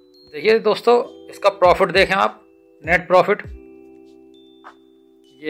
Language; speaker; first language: Hindi; native; Hindi